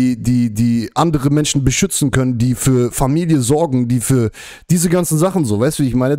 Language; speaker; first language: German; native; German